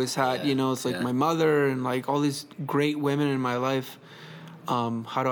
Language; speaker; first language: English; early bilingual, other home language; Spanish